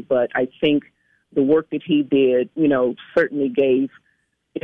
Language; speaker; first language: English; native; English